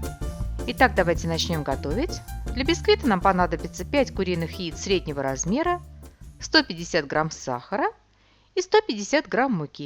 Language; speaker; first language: Russian; native; Russian